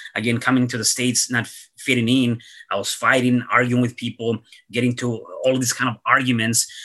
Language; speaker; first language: English; early bilingual, other home language; Spanish